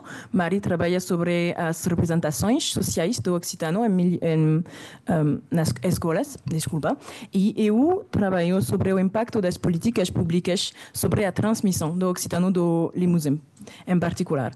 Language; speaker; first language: Portuguese; non-native, fluent; French